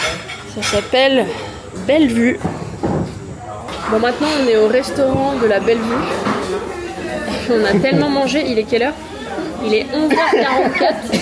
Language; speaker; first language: French; native; French